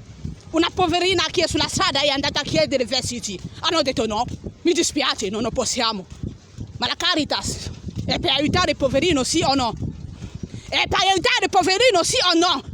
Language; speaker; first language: Italian; non-native, learner; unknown